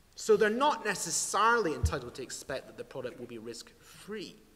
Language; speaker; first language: English; native; English